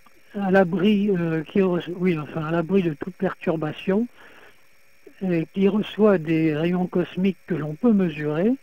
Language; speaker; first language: French; native; French